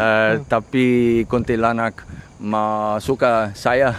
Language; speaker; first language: Indonesian; non-native, learner; English